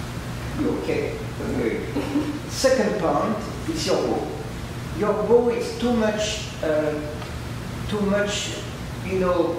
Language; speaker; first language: English; non-native, learner; French